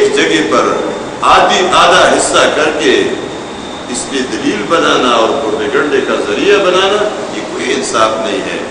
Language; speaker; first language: Urdu; non-native, local second language; Pashto